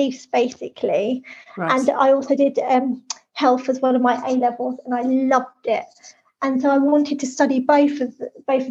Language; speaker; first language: English; native; English